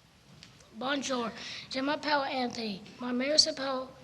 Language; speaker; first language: French; non-native, learner; English